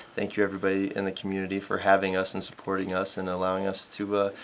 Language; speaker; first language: English; native; English